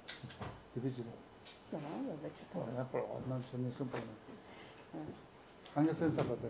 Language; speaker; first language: Italian; non-native, learner; Tibetan